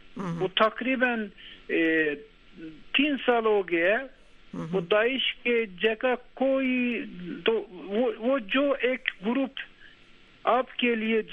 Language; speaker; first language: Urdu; non-native, learner; Turkish